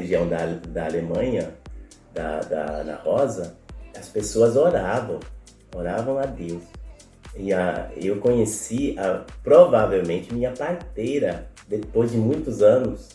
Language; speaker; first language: Portuguese; non-native, fluent; Spanish